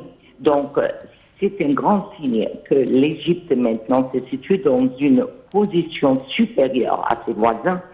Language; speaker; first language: French; non-native, fluent; Arabic